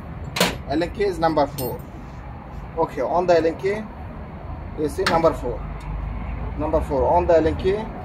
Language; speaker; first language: English; non-native, learner; Bangla